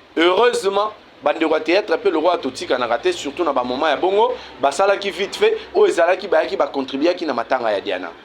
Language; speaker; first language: Lingala; native; Lingala